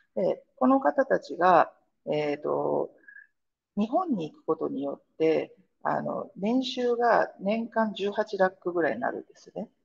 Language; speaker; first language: Japanese; native; Japanese